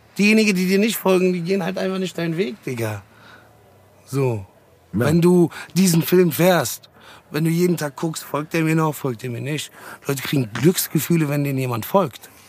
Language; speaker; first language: German; early bilingual, other home language; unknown